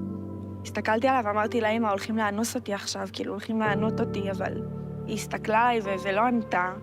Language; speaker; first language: Hebrew; native; Hebrew